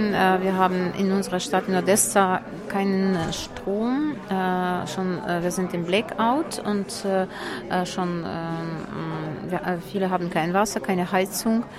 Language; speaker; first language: German; non-native, fluent; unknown